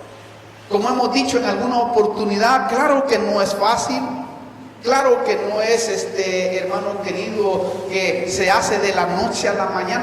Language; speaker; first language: Spanish; native; Spanish